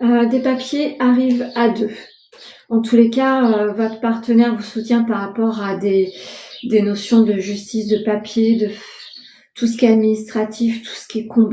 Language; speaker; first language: French; native; French